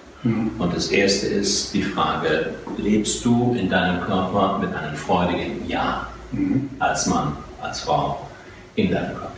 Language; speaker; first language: German; native; German